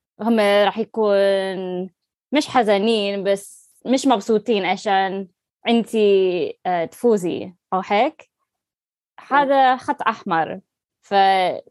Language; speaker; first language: Arabic; non-native, learner; English